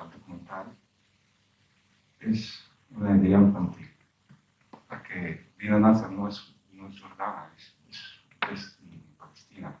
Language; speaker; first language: Catalan; non-native, fluent; Arabic